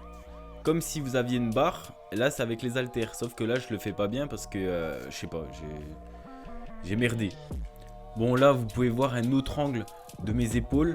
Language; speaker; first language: French; native; French